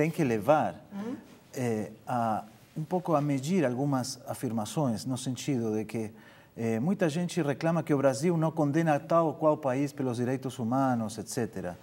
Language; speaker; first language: Portuguese; non-native, fluent; Spanish